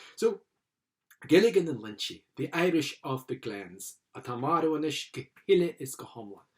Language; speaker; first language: Irish; non-native, local second language; English